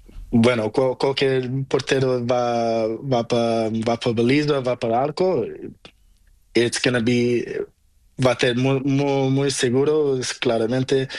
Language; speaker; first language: Spanish; non-native, learner; Portuguese